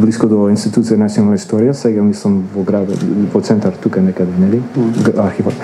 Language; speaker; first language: Macedonian; non-native, fluent; English